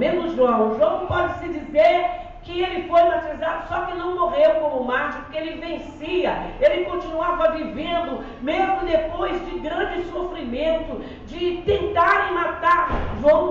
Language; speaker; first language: Portuguese; native; Portuguese